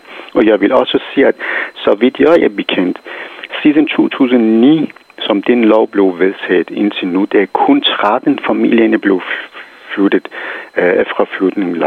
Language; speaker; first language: Danish; non-native, fluent; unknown